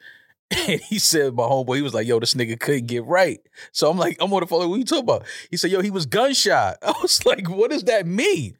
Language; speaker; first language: English; native; English